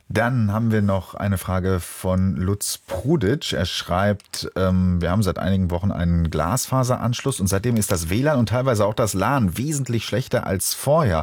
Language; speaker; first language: German; native; German